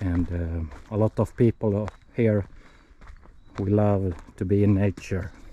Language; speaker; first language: English; non-native, fluent; Swedish